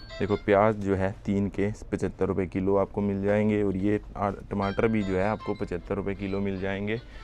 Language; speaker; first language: Hindi; native; Hindi